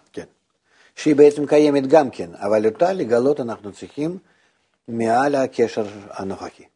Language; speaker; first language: Hebrew; non-native, fluent; Russian